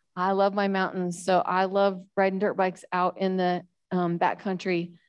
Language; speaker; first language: English; native; English